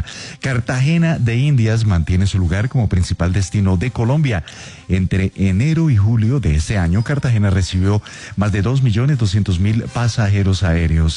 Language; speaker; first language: Spanish; native; Spanish